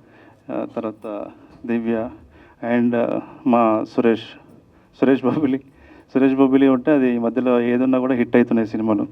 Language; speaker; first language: Telugu; native; Telugu